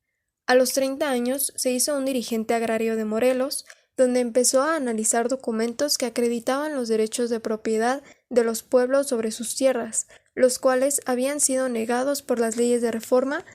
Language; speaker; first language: Spanish; native; Spanish